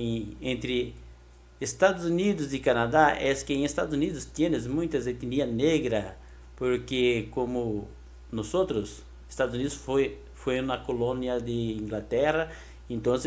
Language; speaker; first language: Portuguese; non-native, learner; Spanish